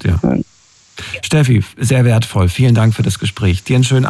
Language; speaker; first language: German; native; German